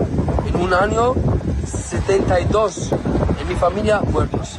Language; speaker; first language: Spanish; non-native, learner; Arabic